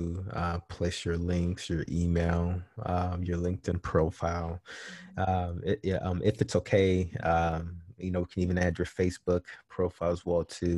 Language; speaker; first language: English; native; English